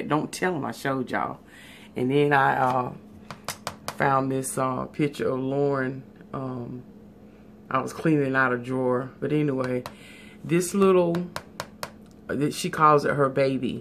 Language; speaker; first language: English; native; English